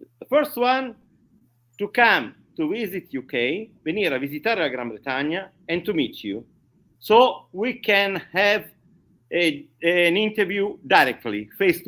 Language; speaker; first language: English; non-native, learner; Italian